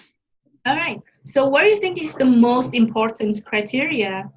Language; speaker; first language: English; non-native, fluent; Vietnamese